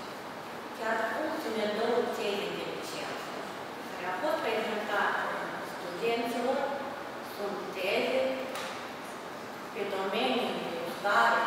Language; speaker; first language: Romanian; non-native, local second language; Russian